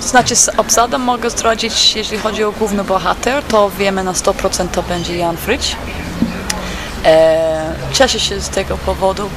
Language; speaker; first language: Polish; non-native, fluent; English